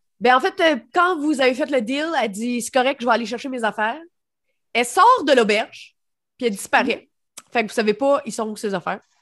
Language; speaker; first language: French; native; French